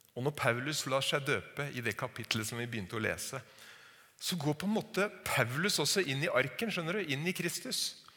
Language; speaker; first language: Norwegian; native; Norwegian